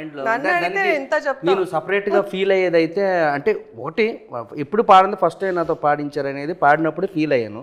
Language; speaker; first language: Telugu; native; Telugu